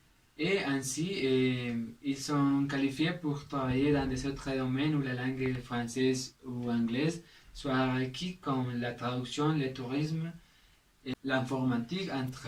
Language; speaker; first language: French; non-native, learner; Spanish